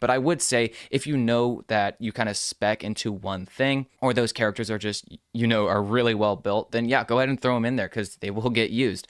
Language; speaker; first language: English; native; English